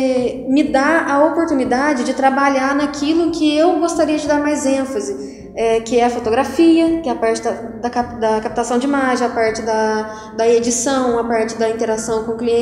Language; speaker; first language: Portuguese; native; Portuguese